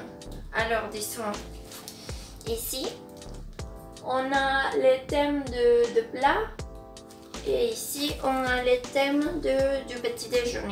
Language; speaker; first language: French; non-native, fluent; Spanish